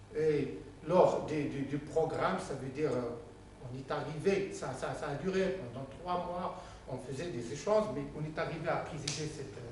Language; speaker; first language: French; non-native, local second language; Arabic